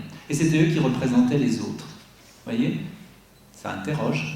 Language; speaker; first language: French; native; French